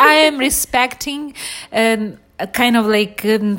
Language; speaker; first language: English; non-native, fluent; Ukrainian